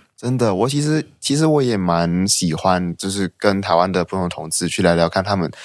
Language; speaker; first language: Chinese; non-native, local second language; Cantonese